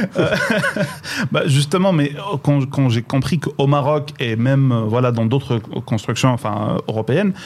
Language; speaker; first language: French; non-native, local second language; Arabic